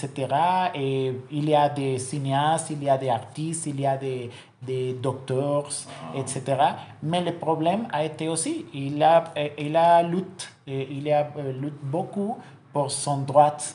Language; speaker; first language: French; non-native, learner; Spanish